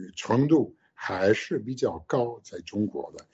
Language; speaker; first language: Chinese; non-native, fluent; French